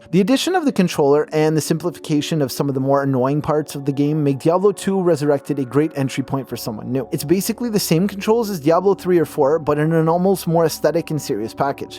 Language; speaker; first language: English; native; English